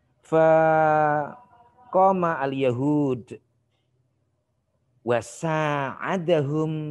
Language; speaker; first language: Arabic; non-native, fluent; Indonesian